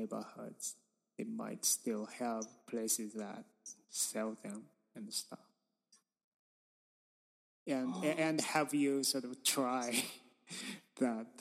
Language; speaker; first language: English; non-native, fluent; Japanese